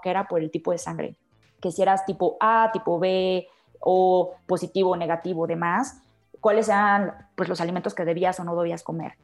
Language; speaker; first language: Spanish; native; Spanish